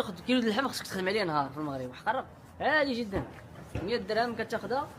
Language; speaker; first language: Arabic; native; Arabic